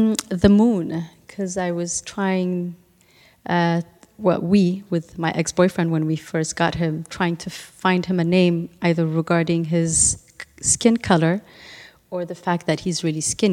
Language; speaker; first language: English; non-native, fluent; Tigrinya